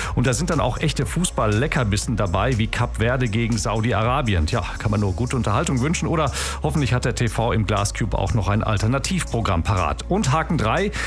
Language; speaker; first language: German; native; German